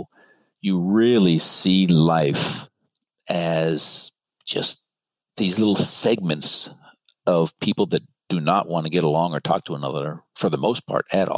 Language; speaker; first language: English; native; English